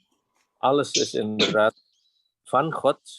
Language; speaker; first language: Dutch; non-native, fluent; Indonesian